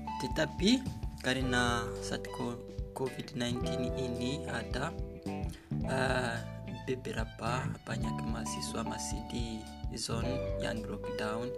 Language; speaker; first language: Indonesian; non-native, learner; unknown